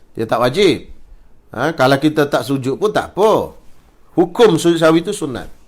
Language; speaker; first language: Malay; native; Malay